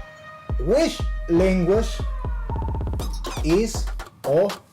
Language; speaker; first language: English; non-native, learner; Spanish